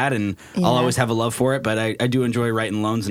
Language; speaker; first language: English; native; English